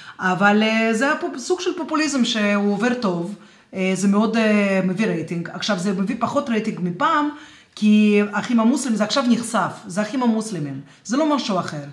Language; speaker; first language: Hebrew; non-native, fluent; Russian